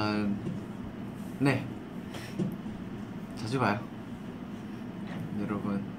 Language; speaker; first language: Korean; non-native, fluent; English